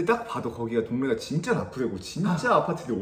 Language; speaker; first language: Korean; native; Korean